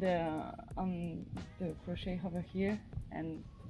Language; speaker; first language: English; non-native, learner; French